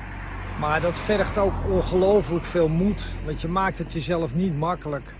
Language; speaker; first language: Dutch; native; Dutch